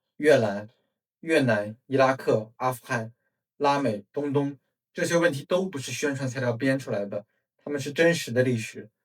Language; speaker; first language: Chinese; non-native, fluent; English